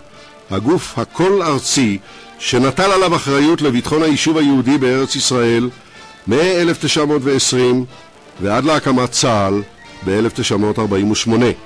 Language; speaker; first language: Hebrew; native; Hebrew